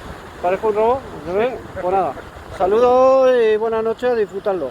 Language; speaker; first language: Spanish; native; Spanish